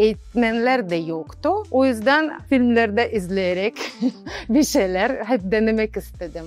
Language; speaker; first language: Turkish; non-native, fluent; Russian